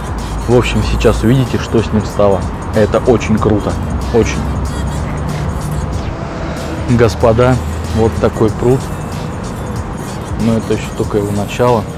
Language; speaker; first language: Russian; native; Russian